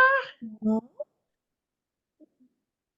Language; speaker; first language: French; non-native, learner; Spanish